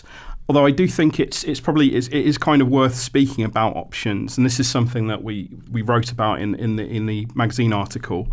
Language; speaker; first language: English; native; English